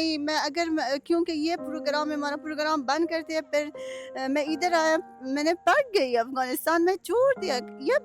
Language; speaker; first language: Hindi; non-native, learner; Persian